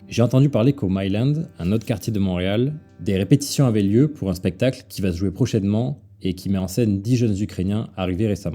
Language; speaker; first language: French; native; French